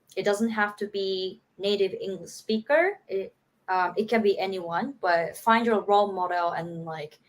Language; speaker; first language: English; non-native, fluent; Japanese